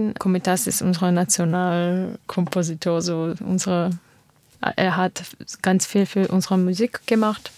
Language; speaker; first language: German; non-native, learner; Armenian